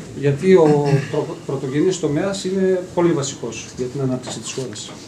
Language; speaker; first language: Greek; non-native, local second language; Bulgarian